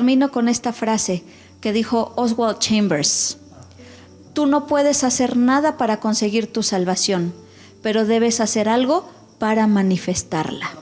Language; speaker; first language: Spanish; native; Spanish